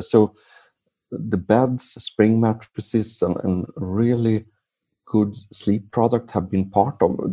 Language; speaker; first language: English; non-native, fluent; Swedish